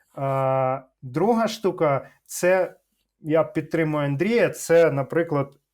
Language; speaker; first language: Ukrainian; non-native, local second language; Russian